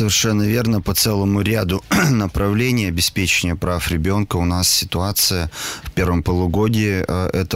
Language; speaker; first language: Russian; native; Russian